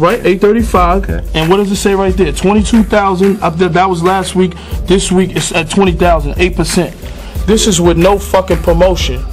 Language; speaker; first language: English; native; English